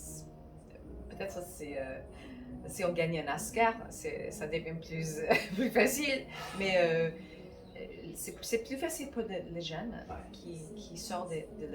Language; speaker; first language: French; non-native, fluent; English